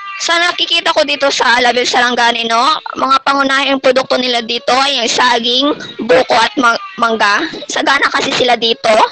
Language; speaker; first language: Filipino; non-native, local second language; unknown